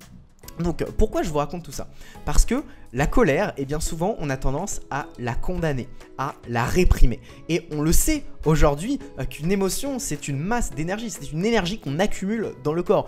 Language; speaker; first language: French; native; French